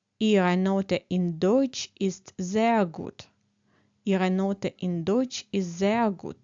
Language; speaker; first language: German; non-native, fluent; Ukrainian